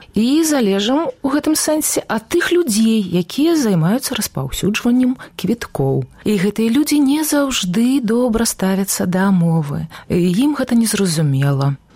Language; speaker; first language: Belarusian; native; Belarusian